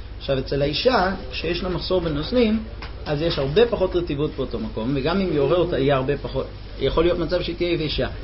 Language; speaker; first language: Hebrew; non-native, fluent; English